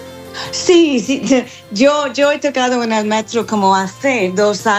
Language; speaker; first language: Spanish; non-native, learner; English